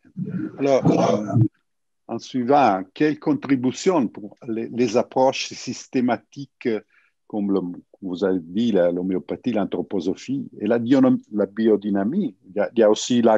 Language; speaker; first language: French; non-native, learner; Italian